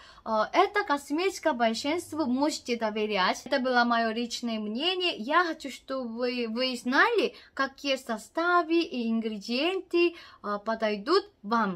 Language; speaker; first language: Russian; non-native, learner; Korean